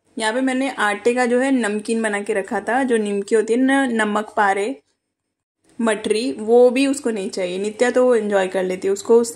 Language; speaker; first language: Hindi; native; Hindi